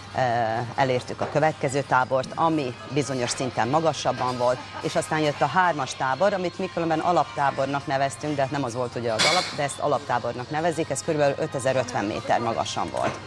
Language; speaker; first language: Hungarian; native; Hungarian